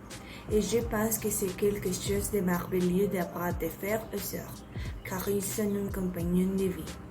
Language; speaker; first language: French; non-native, learner; Spanish